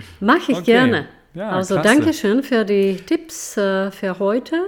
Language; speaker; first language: German; non-native, fluent; Czech